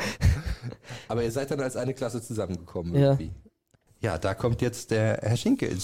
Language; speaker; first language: German; native; German